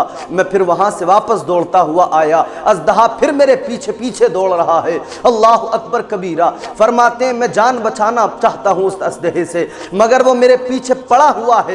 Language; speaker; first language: Urdu; native; Urdu